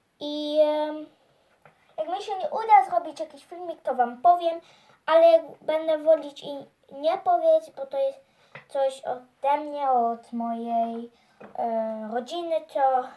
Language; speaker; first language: Polish; early bilingual, heritage; Polish